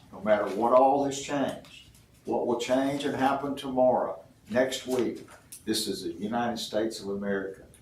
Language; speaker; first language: English; native; English